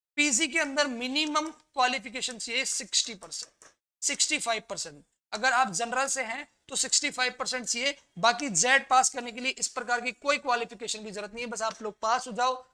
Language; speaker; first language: Hindi; native; Hindi